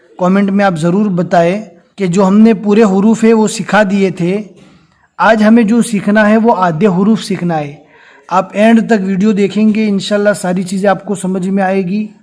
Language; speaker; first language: Hindi; native; Hindi